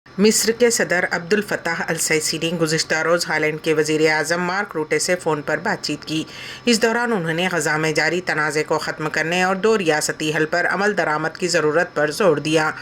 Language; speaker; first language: Urdu; native; Urdu